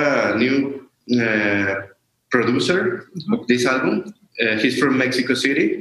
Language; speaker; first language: English; non-native, learner; Spanish